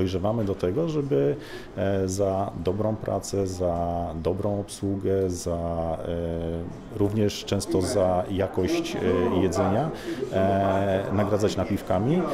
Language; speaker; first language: Polish; native; Polish